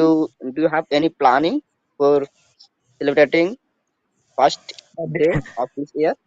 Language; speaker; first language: English; non-native, learner; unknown